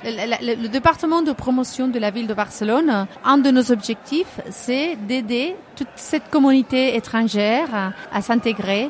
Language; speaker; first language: French; non-native, fluent; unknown